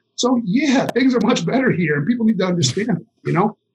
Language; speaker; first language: English; native; English